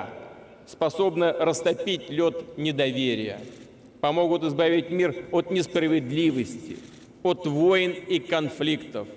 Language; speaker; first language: Russian; native; Russian